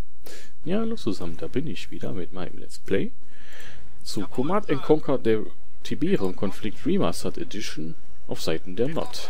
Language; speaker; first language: German; native; German